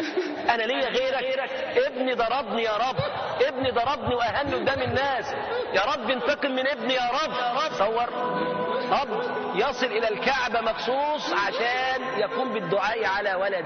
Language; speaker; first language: Arabic; native; Arabic